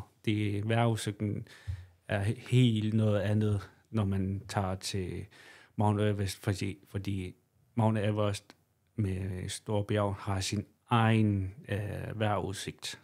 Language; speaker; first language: Danish; non-native, local second language; Kalaallisut